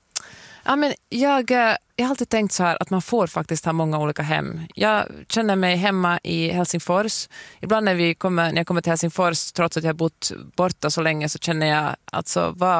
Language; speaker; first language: Swedish; native; Swedish